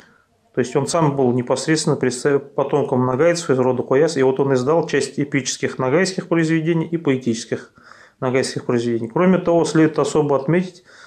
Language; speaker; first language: Russian; native; Russian